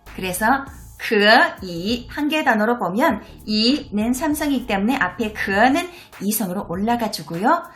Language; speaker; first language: Korean; early bilingual, heritage; Korean